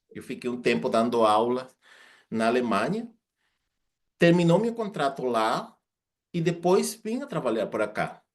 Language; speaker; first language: Portuguese; non-native, fluent; Spanish